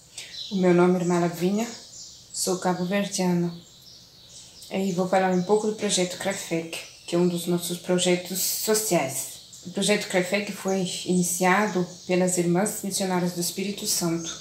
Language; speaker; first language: Portuguese; non-native, local second language; Kabuverdianu